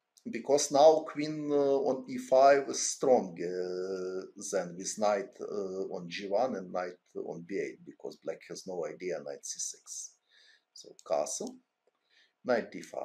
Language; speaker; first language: English; non-native, fluent; Ukrainian